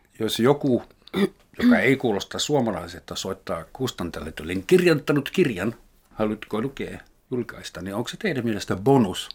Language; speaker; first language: Finnish; non-native, fluent; German